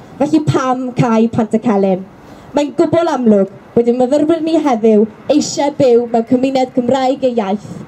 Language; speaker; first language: Welsh; native; Welsh